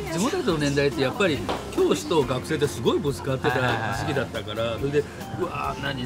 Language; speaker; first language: Japanese; native; Japanese